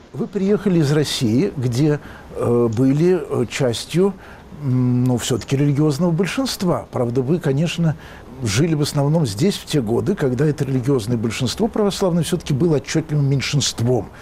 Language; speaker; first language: Russian; native; Russian